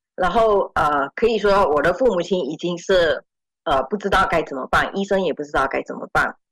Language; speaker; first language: Chinese; native; Chinese